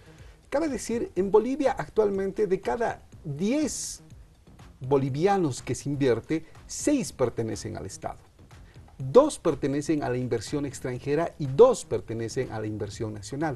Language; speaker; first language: Spanish; native; Spanish